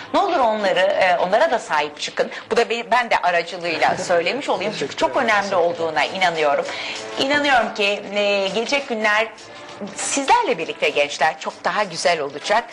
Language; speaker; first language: Turkish; native; Turkish